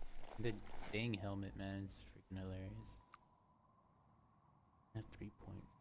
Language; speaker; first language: English; native; English